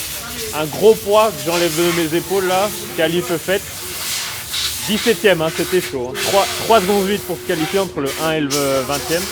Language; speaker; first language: French; native; French